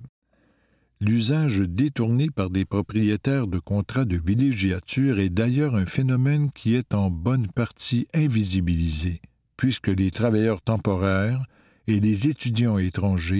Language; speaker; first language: French; native; French